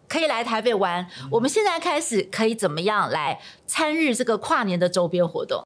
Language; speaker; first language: Chinese; native; Chinese